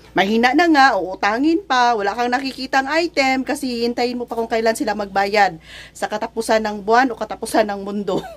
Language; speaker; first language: Filipino; non-native, local second language; Cebuano